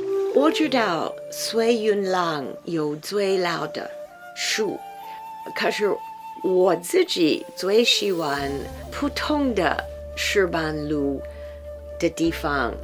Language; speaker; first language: Chinese; non-native, fluent; English